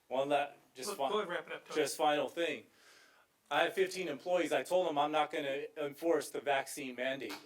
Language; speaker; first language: English; native; English